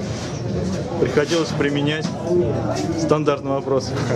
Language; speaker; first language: Russian; native; Russian